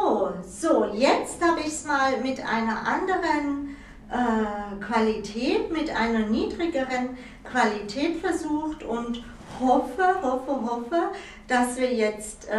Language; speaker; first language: German; native; German